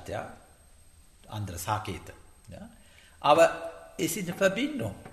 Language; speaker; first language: German; non-native, learner; Sinhala